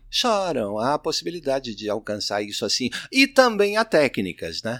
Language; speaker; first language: Portuguese; native; Portuguese